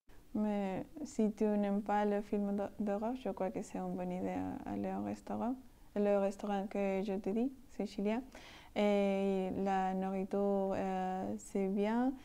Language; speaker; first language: French; non-native, learner; Spanish